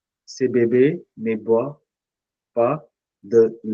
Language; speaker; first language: French; non-native, fluent; Punjabi